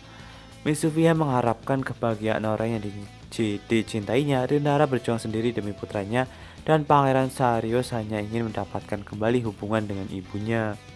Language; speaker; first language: Indonesian; native; Indonesian